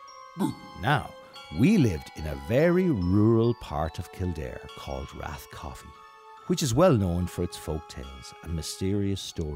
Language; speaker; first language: English; native; English